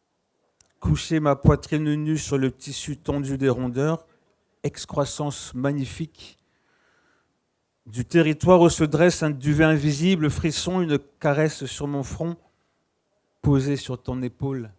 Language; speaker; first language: French; native; French